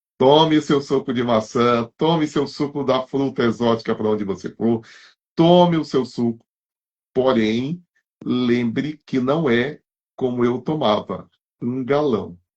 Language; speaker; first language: Portuguese; native; Portuguese